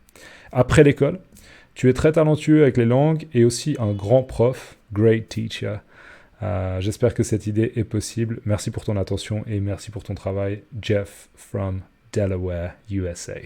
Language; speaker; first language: French; native; French